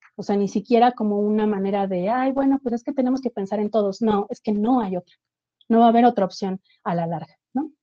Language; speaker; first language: Spanish; native; Spanish